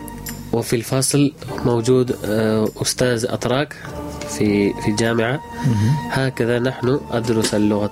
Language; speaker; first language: Arabic; non-native, learner; Urdu